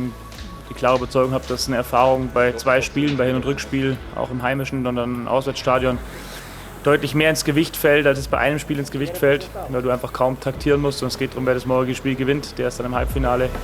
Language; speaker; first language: German; native; German